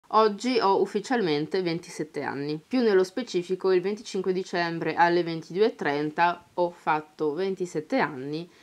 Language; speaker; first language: Italian; native; Italian